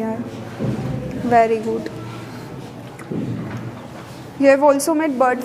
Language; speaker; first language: English; non-native, local second language; Hindi